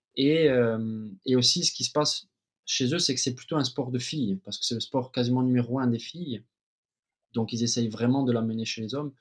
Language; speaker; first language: French; native; French